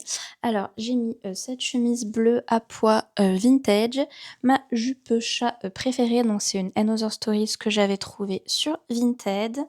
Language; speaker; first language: French; native; French